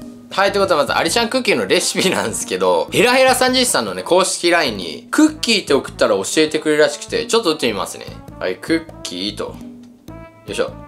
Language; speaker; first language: Japanese; native; Japanese